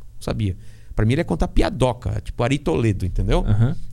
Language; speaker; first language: Portuguese; native; Portuguese